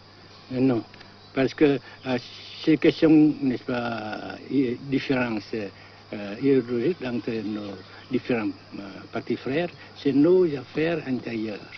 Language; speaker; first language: French; non-native, fluent; Vietnamese